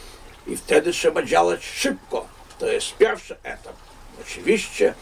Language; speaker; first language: Polish; non-native, fluent; Russian